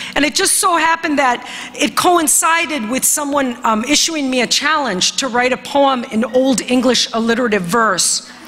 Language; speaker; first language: English; early bilingual, other home language; Spanish